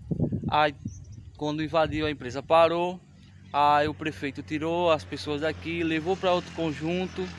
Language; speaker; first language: Portuguese; native; Portuguese